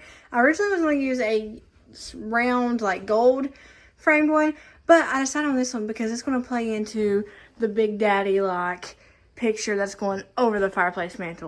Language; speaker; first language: English; native; English